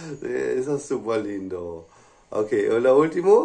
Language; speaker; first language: Spanish; non-native, learner; English